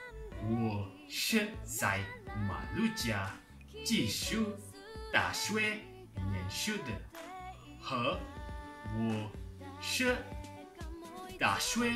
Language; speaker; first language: Chinese; non-native, learner; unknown